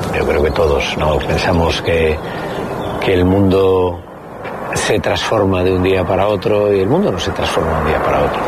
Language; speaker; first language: Spanish; native; Spanish